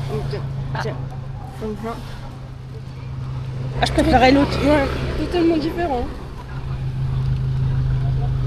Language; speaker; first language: French; native; French